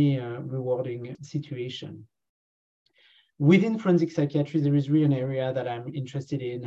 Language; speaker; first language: English; non-native, fluent; French